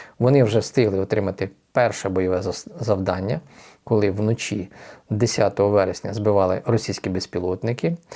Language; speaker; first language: Ukrainian; native; Ukrainian